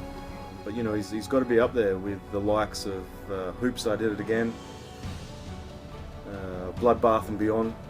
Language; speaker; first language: English; native; English